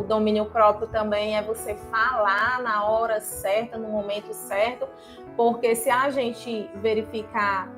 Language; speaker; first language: Portuguese; native; Portuguese